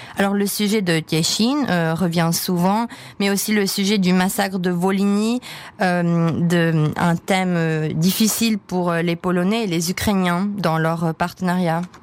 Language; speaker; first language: French; non-native, fluent; Czech